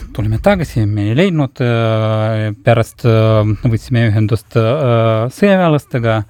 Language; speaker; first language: Estonian; non-native, local second language; Russian